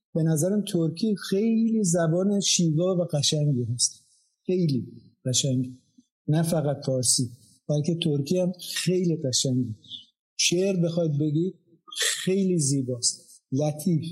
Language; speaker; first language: Persian; non-native, local second language; Azerbaijani